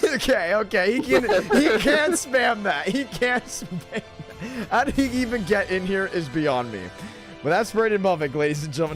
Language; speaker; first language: English; native; English